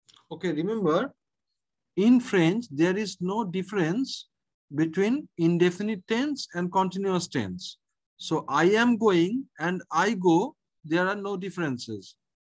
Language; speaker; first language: English; non-native, local second language; Bangla